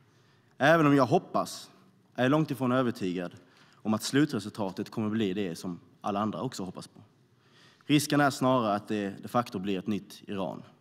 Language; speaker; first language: Swedish; native; Swedish